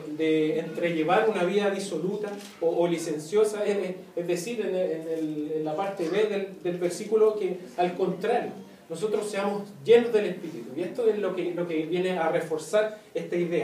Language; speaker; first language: Spanish; native; Spanish